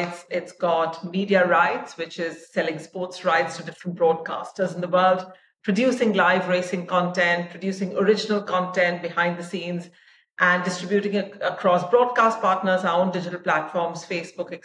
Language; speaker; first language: English; non-native, local second language; Hindi